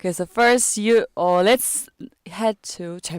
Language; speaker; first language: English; non-native, learner; Korean